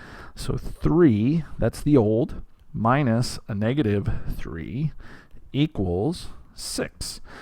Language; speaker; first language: English; native; English